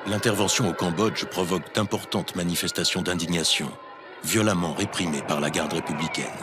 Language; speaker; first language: French; native; French